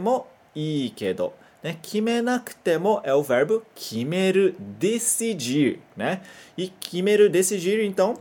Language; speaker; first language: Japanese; non-native, fluent; Portuguese